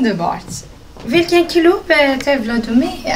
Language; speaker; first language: Swedish; non-native, fluent; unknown